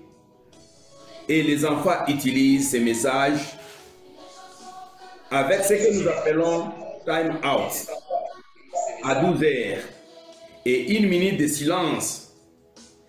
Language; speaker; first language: French; non-native, local second language; Swahili